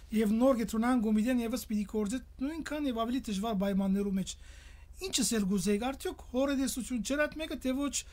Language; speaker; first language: Armenian; early bilingual, heritage; Armenian